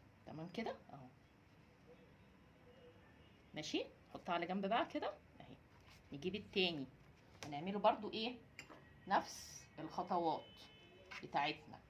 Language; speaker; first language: Arabic; native; Arabic